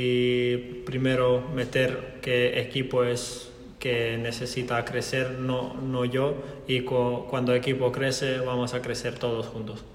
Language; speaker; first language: Spanish; non-native, learner; Croatian